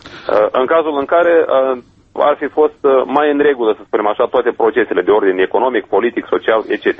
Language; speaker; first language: Romanian; native; Romanian